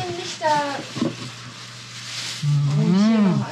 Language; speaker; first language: German; native; German